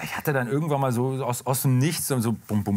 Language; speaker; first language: German; native; German